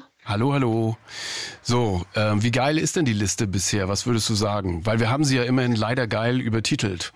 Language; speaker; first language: German; native; German